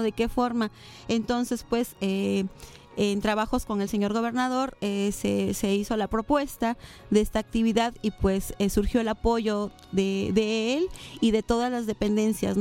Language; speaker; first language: Spanish; native; Spanish